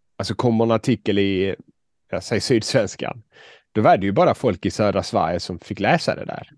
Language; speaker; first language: Swedish; native; Swedish